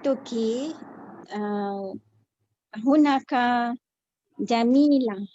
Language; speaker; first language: Arabic; non-native, learner; Malay